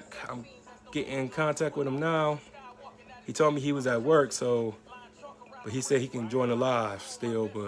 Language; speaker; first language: English; native; English